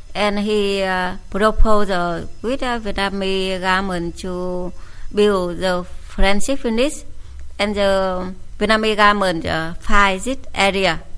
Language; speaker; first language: English; non-native, fluent; Vietnamese